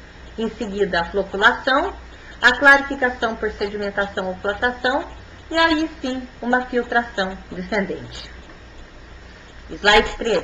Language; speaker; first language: Portuguese; native; Portuguese